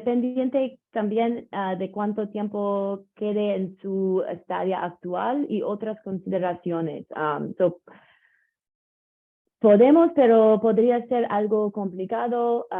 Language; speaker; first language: Spanish; non-native, learner; English